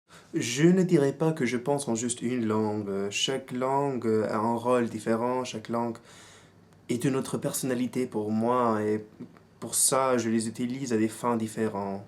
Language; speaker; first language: French; non-native, fluent; English